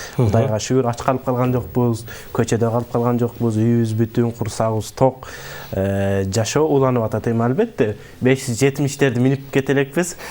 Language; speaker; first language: Kyrgyz; early bilingual, heritage; Kyrgyz